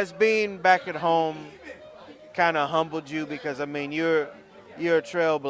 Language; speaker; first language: English; native; English